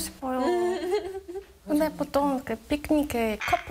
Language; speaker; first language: Korean; non-native, learner; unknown